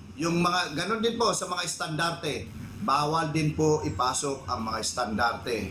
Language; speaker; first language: Filipino; native; Filipino